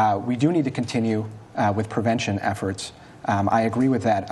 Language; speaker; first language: English; native; English